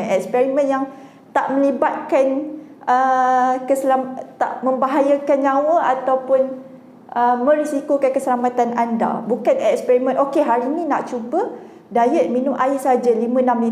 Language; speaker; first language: Malay; native; Malay